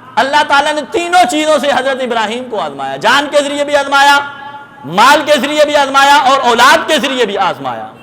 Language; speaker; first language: Urdu; non-native, local second language; Punjabi